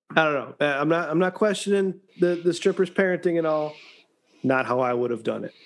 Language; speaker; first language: English; native; English